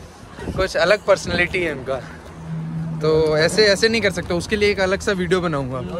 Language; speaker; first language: Hindi; native; Hindi